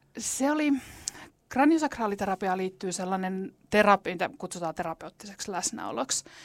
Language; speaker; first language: Finnish; native; Finnish